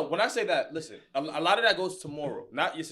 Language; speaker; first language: English; native; English